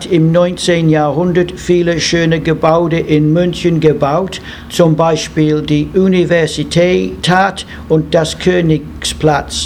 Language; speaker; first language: German; non-native, learner; English